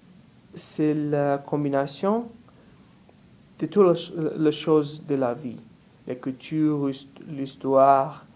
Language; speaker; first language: French; non-native, learner; Portuguese